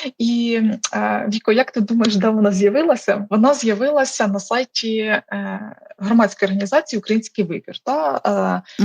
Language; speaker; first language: Ukrainian; native; Ukrainian